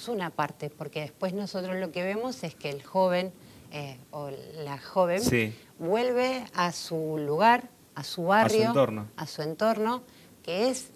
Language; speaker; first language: Spanish; native; Spanish